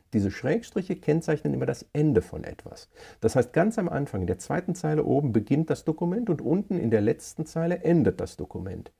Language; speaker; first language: German; native; German